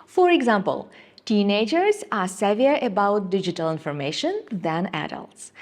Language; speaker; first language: English; non-native, fluent; Ukrainian